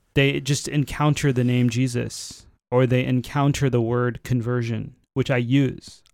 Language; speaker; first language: English; native; English